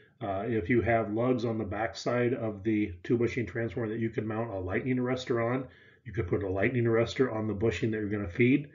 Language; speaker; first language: English; native; English